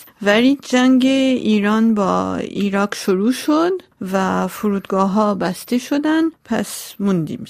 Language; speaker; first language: Persian; non-native, local second language; Armenian